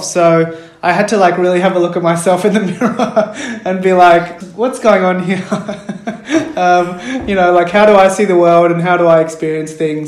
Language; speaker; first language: English; native; English